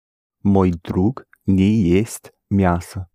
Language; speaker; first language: Russian; non-native, learner; English